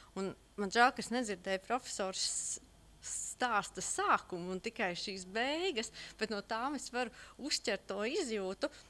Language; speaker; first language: Latvian; native; Latvian